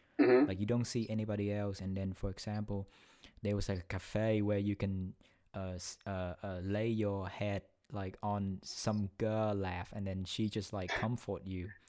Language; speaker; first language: English; non-native, fluent; Vietnamese